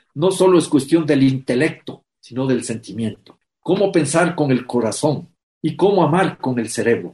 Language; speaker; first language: Spanish; native; Spanish